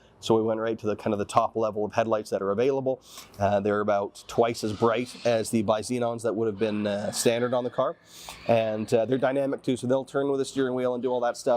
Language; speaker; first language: English; native; English